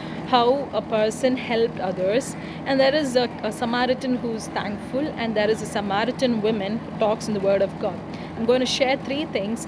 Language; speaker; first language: English; non-native, local second language; Tamil